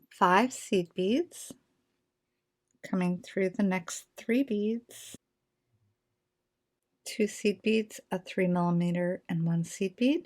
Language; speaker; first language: English; native; English